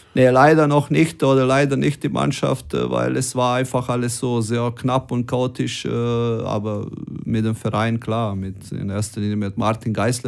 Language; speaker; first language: German; non-native, fluent; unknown